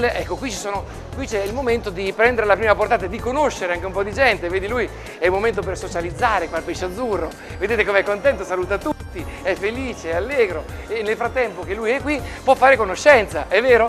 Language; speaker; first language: Italian; native; Italian